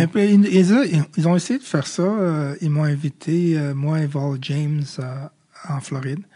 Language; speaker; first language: French; early bilingual, other home language; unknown